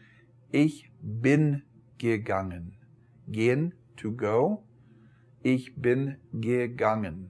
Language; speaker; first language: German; non-native, fluent; English